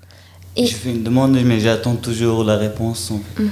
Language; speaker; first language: French; non-native, learner; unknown